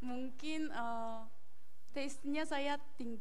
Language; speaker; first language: Indonesian; non-native, learner; Korean